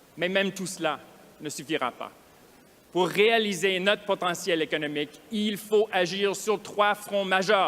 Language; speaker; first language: French; non-native, local second language; English